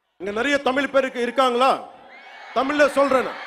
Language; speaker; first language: Tamil; non-native, local second language; Telugu